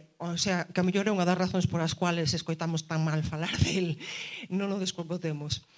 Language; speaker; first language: Galician; early bilingual, heritage; Galician